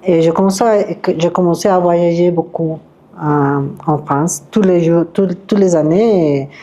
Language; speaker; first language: French; non-native, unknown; Spanish